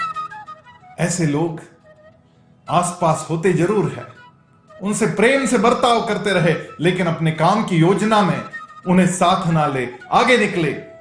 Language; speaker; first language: Hindi; native; Hindi